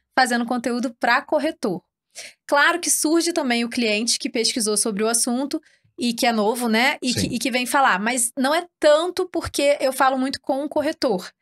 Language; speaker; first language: Portuguese; native; Portuguese